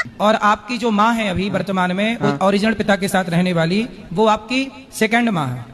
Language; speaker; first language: Hindi; native; Hindi